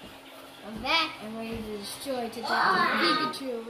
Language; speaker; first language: English; native; English